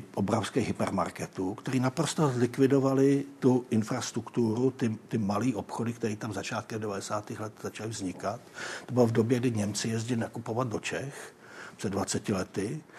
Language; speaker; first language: Czech; native; Czech